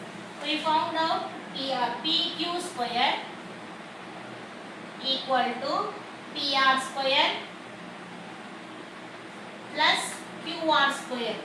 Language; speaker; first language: English; non-native, local second language; Telugu